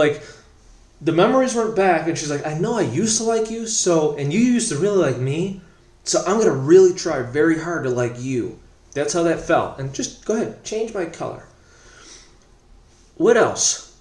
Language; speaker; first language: English; native; English